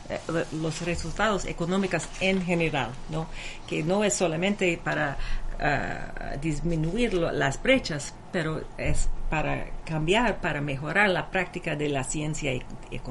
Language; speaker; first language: Spanish; non-native, fluent; English